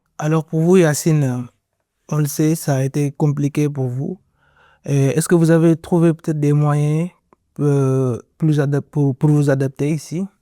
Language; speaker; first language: French; native; French